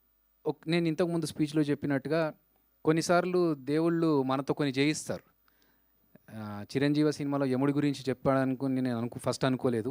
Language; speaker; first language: Telugu; native; Telugu